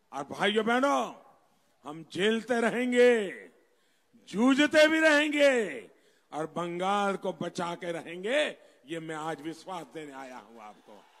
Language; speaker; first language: Hindi; non-native, local second language; Gujarati